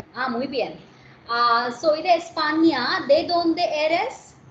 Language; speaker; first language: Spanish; non-native, fluent; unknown